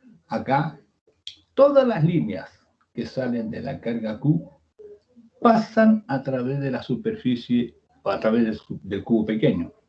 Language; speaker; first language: Spanish; native; Spanish